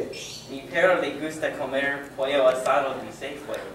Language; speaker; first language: Spanish; non-native, learner; English